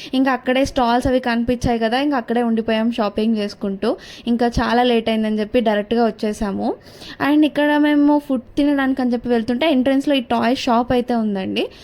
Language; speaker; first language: Telugu; non-native, local second language; Kannada